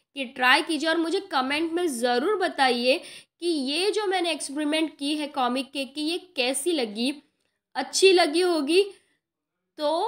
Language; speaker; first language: Hindi; non-native, local second language; Marathi